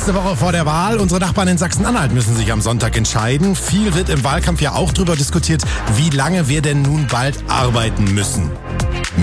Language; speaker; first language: German; native; German